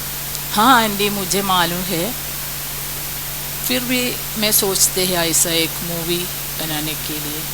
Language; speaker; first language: Hindi; non-native, local second language; Malayalam